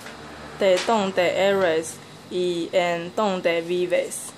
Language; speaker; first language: Spanish; non-native, learner; Chinese